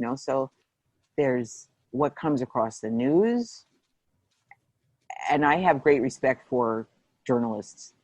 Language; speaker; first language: English; native; English